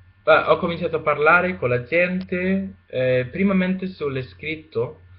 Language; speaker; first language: Italian; non-native, learner; Spanish